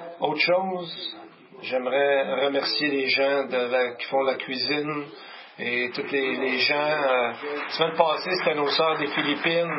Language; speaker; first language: French; native; French